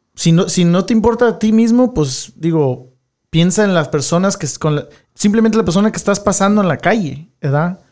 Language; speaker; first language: Spanish; early bilingual, heritage; Spanish